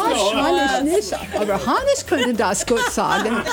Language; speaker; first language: German; non-native, learner; English